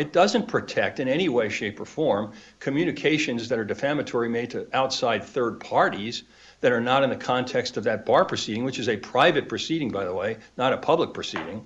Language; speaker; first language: English; native; English